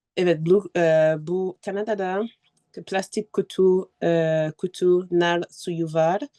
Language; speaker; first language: Turkish; non-native, learner; French